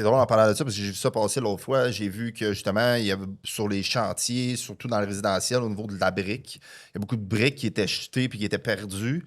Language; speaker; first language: French; native; French